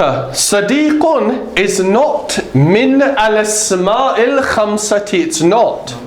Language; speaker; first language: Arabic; non-native, fluent; English